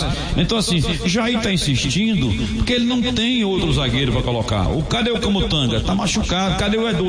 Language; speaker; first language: Portuguese; native; Portuguese